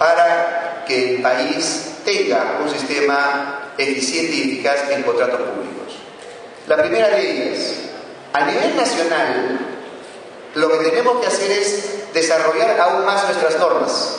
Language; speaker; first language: Spanish; native; Spanish